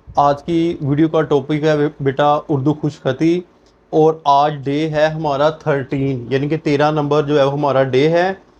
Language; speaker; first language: Urdu; native; Urdu